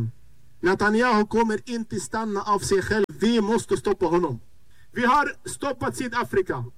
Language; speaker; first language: Swedish; non-native, fluent; Arabic